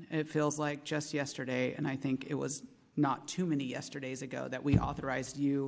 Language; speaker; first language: English; native; English